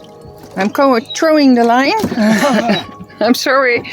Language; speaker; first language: English; non-native, fluent; Dutch